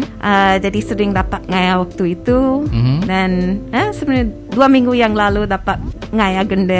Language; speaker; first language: Indonesian; non-native, fluent; English